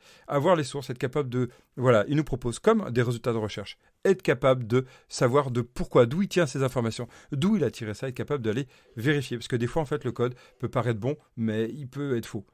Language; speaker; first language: French; native; French